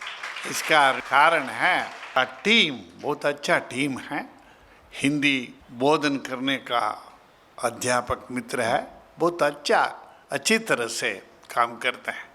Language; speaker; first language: Hindi; non-native, local second language; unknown